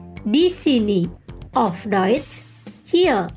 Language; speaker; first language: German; non-native, fluent; Indonesian